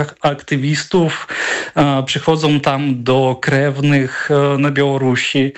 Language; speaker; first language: Polish; non-native, fluent; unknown